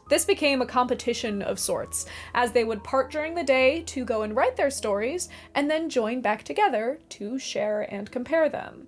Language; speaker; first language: English; native; English